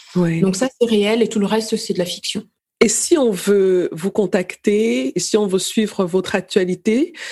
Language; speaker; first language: French; native; French